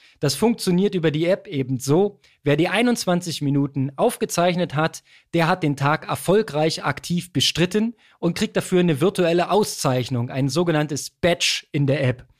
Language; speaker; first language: German; native; German